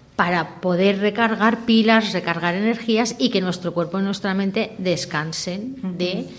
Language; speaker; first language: Spanish; non-native, local second language; Catalan